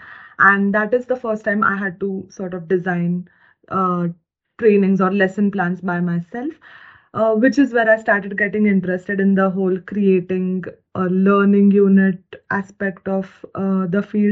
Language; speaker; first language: English; non-native, local second language; Marathi